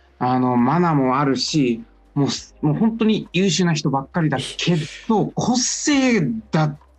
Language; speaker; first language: Japanese; non-native, fluent; Chinese